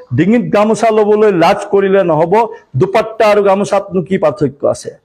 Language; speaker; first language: Assamese; non-native, local second language; Marwari